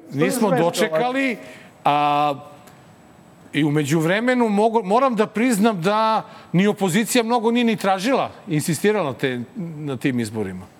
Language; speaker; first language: Serbian; native; Serbian